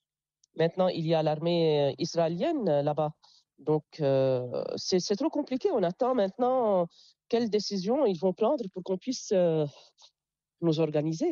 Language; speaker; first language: French; non-native, local second language; Arabic